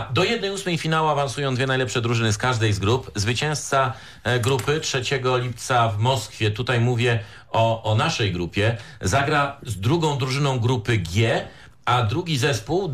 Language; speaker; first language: Polish; native; Polish